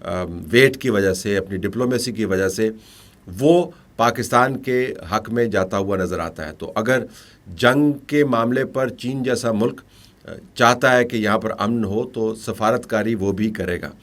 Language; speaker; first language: Urdu; native; Urdu